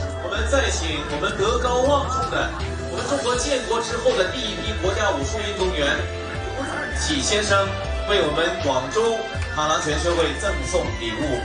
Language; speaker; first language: Chinese; native; Chinese